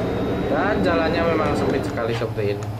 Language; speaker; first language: Indonesian; native; Indonesian